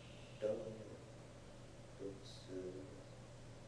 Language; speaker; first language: Japanese; non-native, learner; English